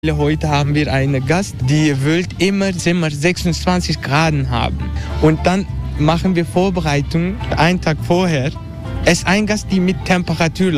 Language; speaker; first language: German; non-native, learner; Turkish